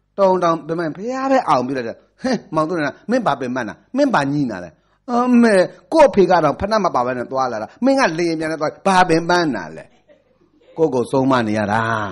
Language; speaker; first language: Burmese; native; Burmese